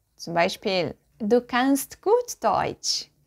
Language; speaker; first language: German; non-native, fluent; Portuguese